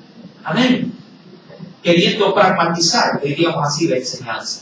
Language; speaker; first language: Spanish; native; Spanish